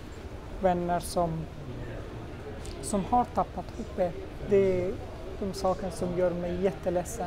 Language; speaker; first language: Swedish; non-native, fluent; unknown